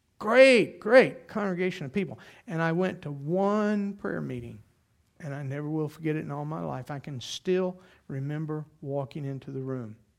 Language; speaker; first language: English; native; English